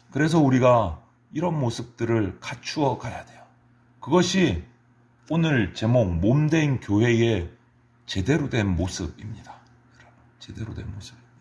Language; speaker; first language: Korean; native; Korean